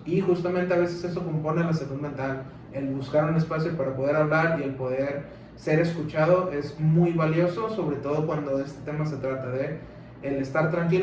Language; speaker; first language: Spanish; native; Spanish